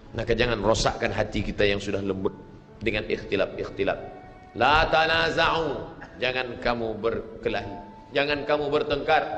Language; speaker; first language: Malay; native; Malay